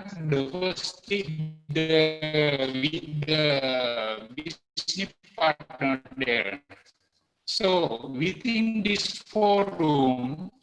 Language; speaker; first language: English; non-native, learner; Indonesian